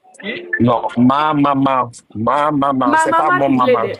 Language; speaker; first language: French; non-native, learner; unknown